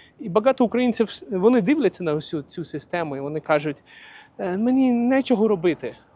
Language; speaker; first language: Ukrainian; non-native, local second language; Russian